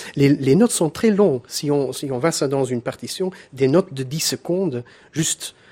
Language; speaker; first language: French; native; French